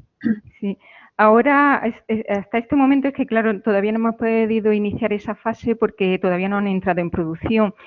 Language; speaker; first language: Spanish; native; Spanish